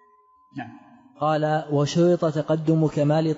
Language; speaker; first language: Arabic; native; Arabic